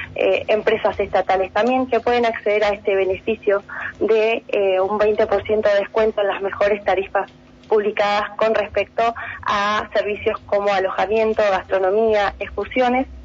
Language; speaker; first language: Spanish; native; Spanish